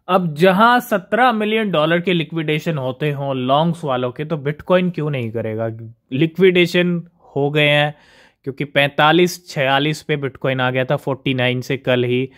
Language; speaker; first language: Hindi; native; Hindi